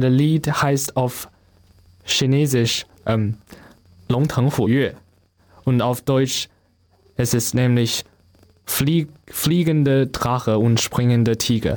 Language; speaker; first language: German; non-native, learner; Chinese